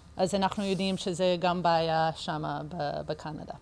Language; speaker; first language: Hebrew; early bilingual, heritage; English